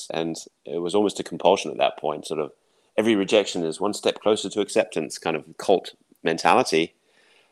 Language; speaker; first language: English; native; English